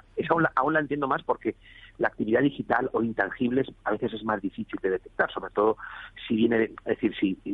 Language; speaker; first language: Spanish; native; Spanish